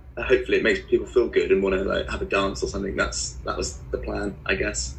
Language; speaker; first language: English; native; English